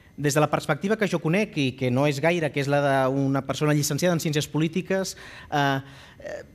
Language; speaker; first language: Catalan; native; Catalan